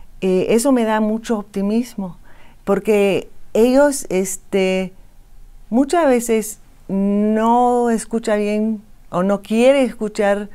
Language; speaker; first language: Spanish; non-native, fluent; English